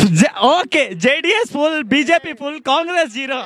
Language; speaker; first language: Hindi; native; Hindi